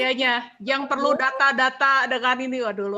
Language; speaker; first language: Indonesian; native; Indonesian